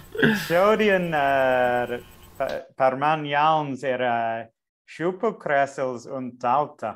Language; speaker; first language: Latvian; non-native, learner; English